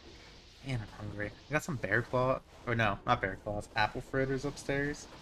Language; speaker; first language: English; native; English